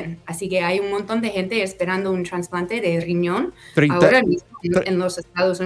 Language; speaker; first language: Spanish; non-native, fluent; English